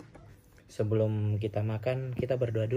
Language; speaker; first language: Indonesian; native; Indonesian